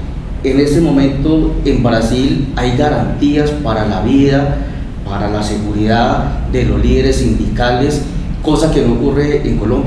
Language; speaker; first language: Spanish; native; Spanish